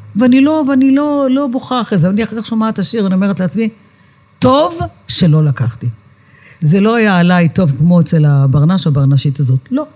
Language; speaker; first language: Hebrew; native; Hebrew